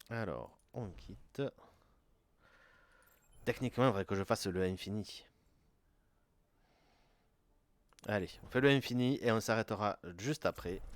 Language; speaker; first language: French; native; French